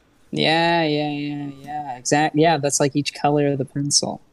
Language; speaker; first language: English; native; English